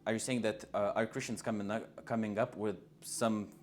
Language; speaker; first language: English; non-native, fluent; Lithuanian